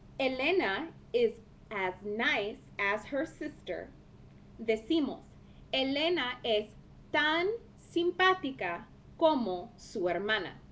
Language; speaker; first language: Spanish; non-native, fluent; English